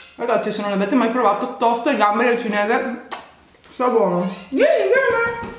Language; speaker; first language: Italian; native; Italian